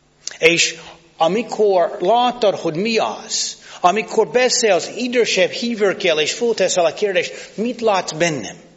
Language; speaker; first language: Hungarian; non-native, fluent; English